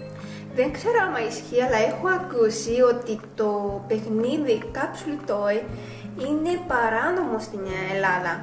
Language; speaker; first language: Greek; non-native, fluent; Japanese